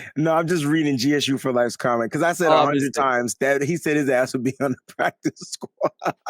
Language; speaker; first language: English; native; English